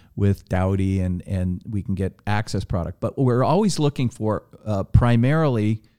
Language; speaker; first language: English; native; English